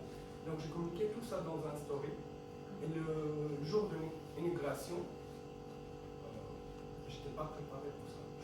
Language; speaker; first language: French; non-native, fluent; Arabic